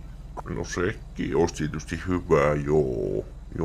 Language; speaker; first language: Finnish; native; Finnish